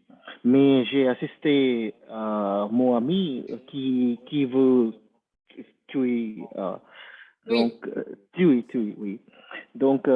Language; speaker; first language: French; non-native, learner; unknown